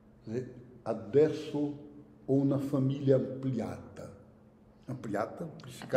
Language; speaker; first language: Italian; non-native, fluent; Portuguese